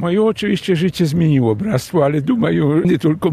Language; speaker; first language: Polish; non-native, local second language; Belarusian